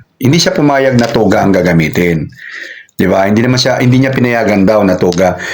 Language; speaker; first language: Filipino; non-native, local second language; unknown